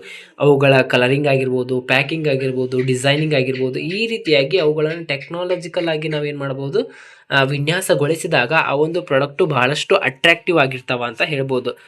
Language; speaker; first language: Kannada; native; Kannada